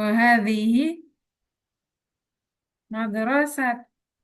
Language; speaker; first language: Arabic; non-native, learner; Indonesian